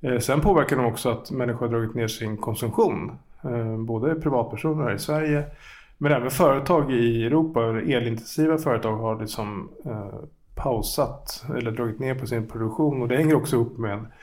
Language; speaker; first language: Swedish; native; Swedish